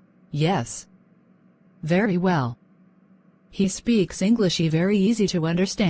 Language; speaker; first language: English; non-native, learner; Khmer